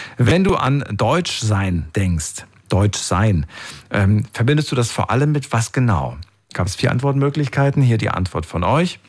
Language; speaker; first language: German; native; German